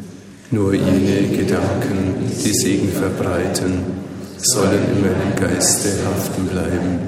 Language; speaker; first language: German; native; German